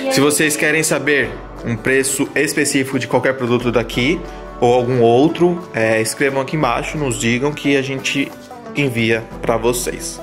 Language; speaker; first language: Portuguese; native; Portuguese